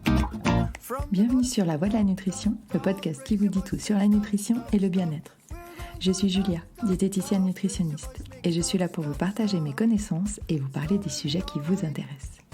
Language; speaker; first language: French; native; French